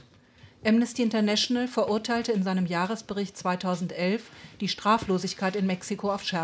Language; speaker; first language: German; native; German